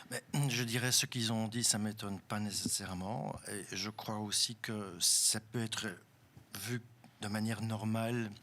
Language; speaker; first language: French; non-native, local second language; German